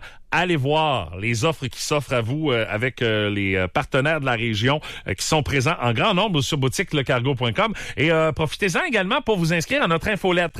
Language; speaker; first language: French; native; French